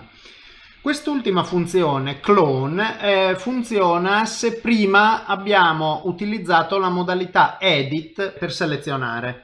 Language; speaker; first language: Italian; native; Italian